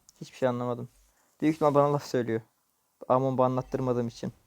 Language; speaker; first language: Turkish; native; Turkish